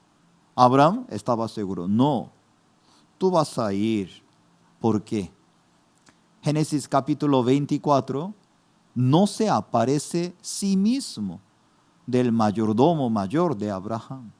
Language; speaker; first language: Spanish; non-native, fluent; Korean